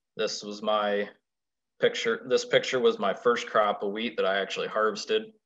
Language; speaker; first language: English; native; English